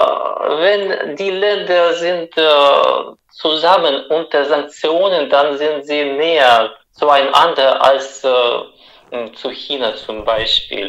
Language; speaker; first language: German; non-native, fluent; Russian